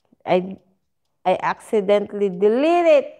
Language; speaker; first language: English; non-native, learner; Filipino